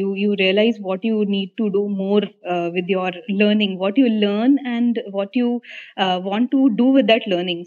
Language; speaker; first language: English; non-native, local second language; Hindi